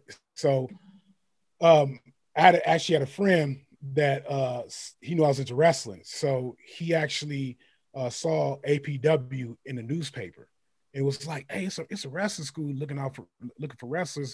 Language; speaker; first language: English; native; English